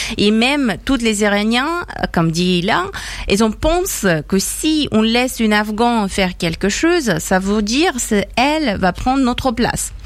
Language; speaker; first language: French; non-native, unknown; Persian